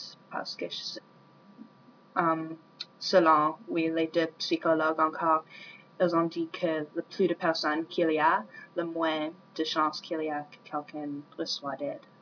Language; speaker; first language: French; non-native, learner; English